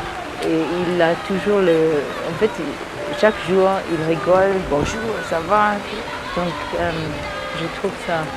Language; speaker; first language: French; early bilingual, heritage; English